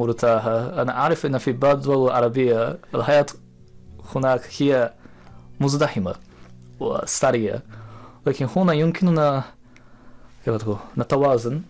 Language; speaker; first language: Arabic; non-native, fluent; Japanese